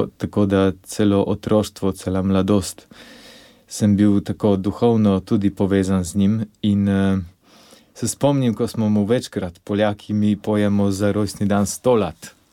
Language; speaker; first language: Slovenian; non-native, fluent; Polish